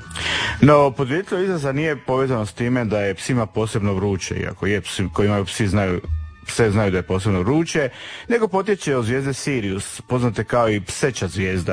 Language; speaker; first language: Serbian; native; Serbian